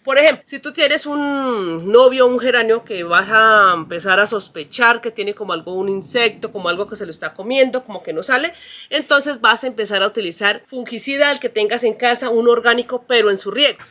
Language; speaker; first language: Spanish; native; Spanish